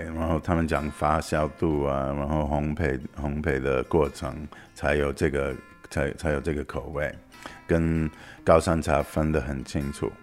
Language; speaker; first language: Chinese; non-native, fluent; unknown